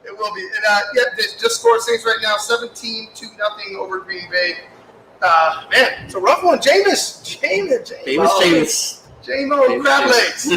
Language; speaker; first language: English; native; English